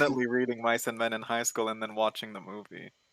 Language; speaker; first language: English; native; English